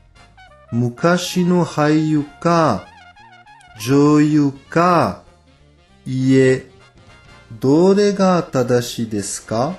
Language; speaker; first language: Japanese; non-native, fluent; French